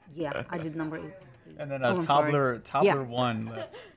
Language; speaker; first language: English; non-native, fluent; Russian